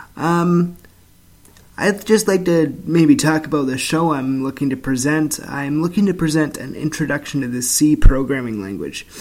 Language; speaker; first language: English; native; English